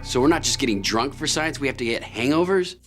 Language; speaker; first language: English; native; English